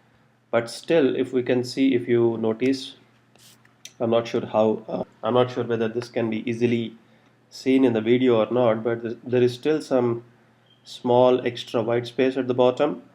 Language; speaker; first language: English; non-native, local second language; Telugu